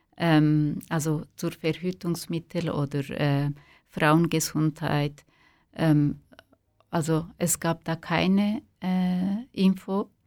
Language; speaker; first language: German; non-native, fluent; Kurdish